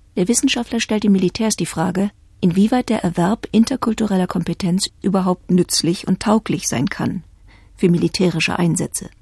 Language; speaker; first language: German; native; German